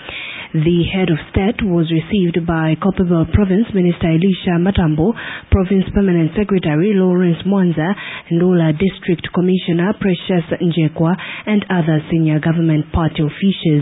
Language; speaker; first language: English; non-native, local second language; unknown